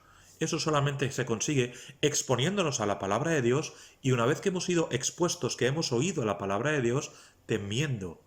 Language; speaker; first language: Spanish; native; Spanish